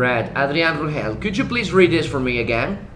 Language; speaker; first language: English; non-native, fluent; Spanish